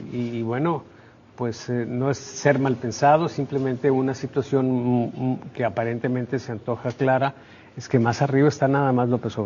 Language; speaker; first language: Spanish; native; Spanish